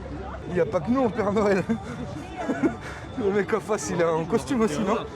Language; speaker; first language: French; native; French